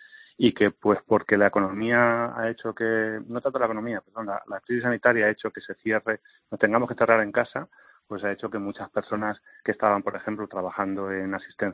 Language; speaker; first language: Spanish; native; Spanish